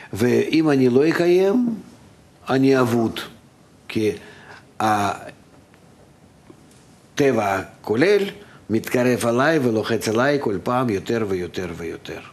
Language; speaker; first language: Hebrew; non-native, fluent; Russian